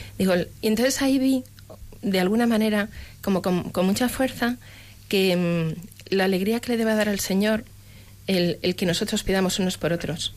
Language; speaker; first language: Spanish; native; Spanish